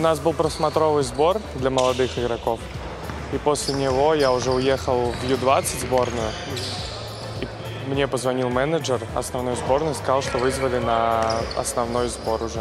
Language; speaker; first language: Russian; native; Russian